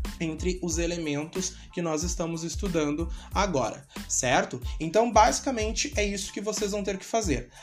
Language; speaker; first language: Portuguese; native; Portuguese